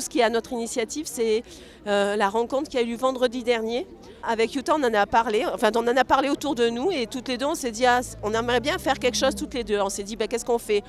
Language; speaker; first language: French; native; French